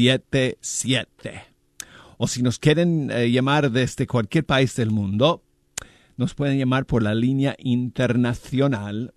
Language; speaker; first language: Spanish; native; Spanish